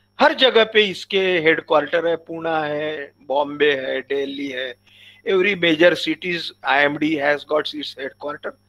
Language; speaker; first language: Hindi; non-native, local second language; Marathi